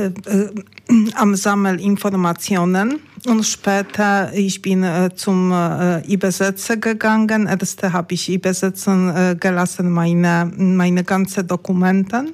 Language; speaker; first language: German; non-native, learner; Polish